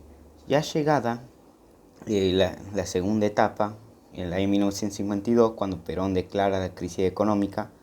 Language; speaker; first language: Spanish; native; Spanish